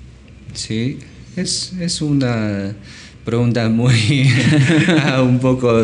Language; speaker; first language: Spanish; non-native, learner; Chinese